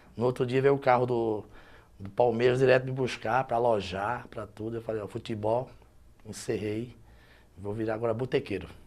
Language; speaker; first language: Portuguese; native; Portuguese